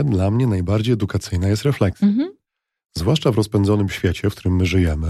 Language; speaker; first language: Polish; native; Polish